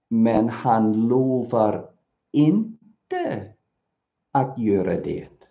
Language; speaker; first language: Swedish; non-native, fluent; English